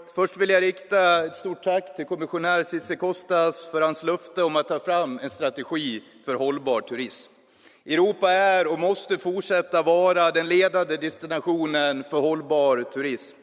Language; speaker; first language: Swedish; native; Swedish